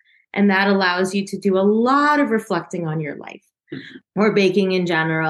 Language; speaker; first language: English; native; English